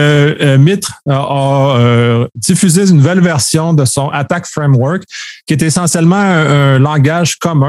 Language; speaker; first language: French; native; French